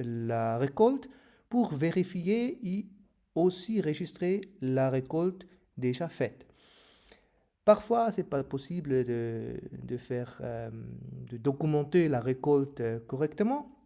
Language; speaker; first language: French; non-native, learner; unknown